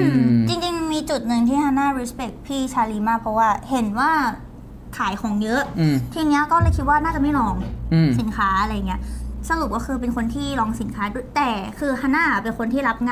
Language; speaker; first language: Thai; early bilingual, other home language; Korean